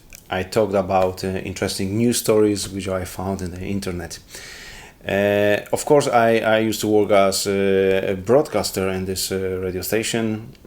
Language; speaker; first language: English; non-native, learner; Polish